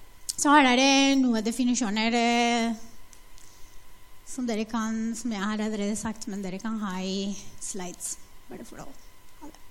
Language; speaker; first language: Norwegian; non-native, fluent; Spanish